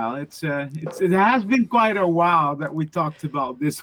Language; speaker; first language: English; non-native, fluent; Dutch